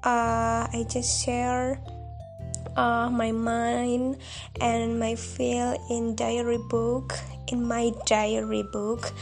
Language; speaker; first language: English; non-native, local second language; Indonesian